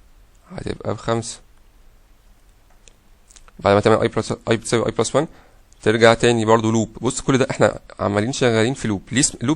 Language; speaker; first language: Arabic; native; Arabic